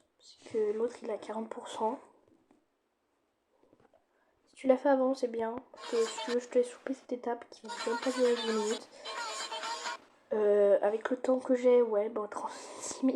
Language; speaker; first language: French; native; French